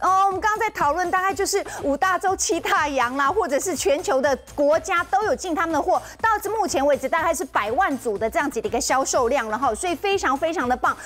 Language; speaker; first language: Chinese; native; Chinese